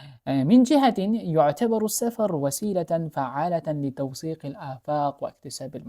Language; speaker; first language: Arabic; non-native, fluent; Uzbek